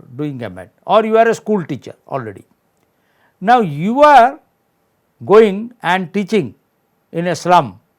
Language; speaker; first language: English; non-native, local second language; Odia